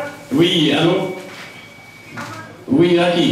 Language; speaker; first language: French; non-native, local second language; Wolof